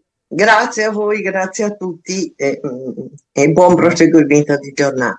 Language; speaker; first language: Italian; non-native, fluent; Albanian